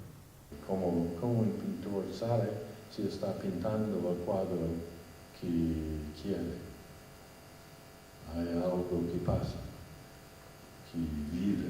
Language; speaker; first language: Spanish; non-native, fluent; English